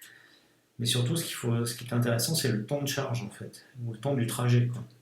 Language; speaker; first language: French; native; French